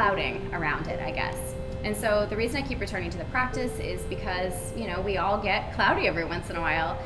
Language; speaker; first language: English; native; English